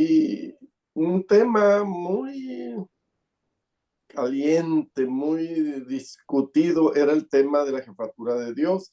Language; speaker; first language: Spanish; native; Spanish